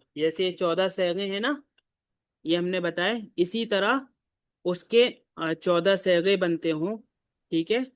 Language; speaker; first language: Urdu; native; Urdu